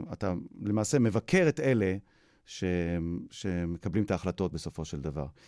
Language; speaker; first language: Hebrew; native; Hebrew